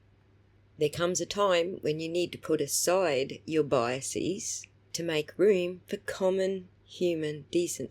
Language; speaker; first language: English; native; English